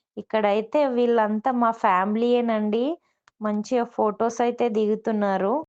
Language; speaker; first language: Telugu; non-native, local second language; Lambadi